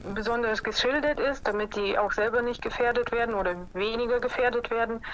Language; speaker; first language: German; non-native, fluent; Ukrainian